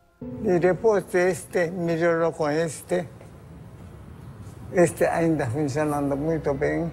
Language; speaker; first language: Portuguese; non-native, learner; Japanese